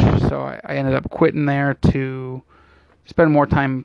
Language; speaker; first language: English; native; English